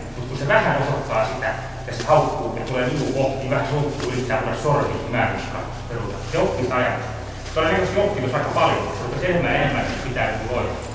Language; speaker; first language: Finnish; native; Finnish